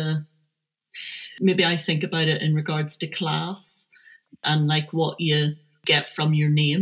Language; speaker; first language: English; native; English